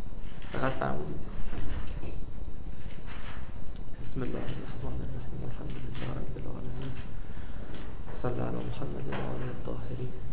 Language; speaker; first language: Persian; native; Persian